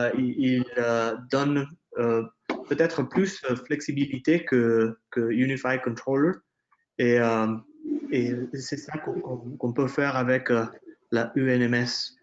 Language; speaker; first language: French; non-native, fluent; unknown